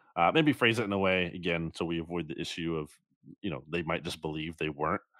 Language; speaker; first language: English; native; English